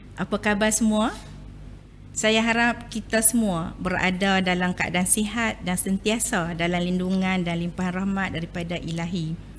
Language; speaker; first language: Malay; native; Malay